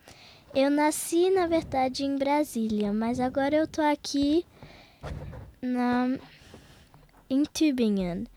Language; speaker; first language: Portuguese; early bilingual, heritage; Portuguese